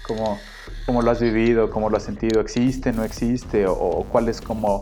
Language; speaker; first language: Spanish; native; Spanish